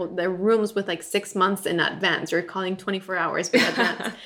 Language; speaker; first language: English; non-native, fluent; Spanish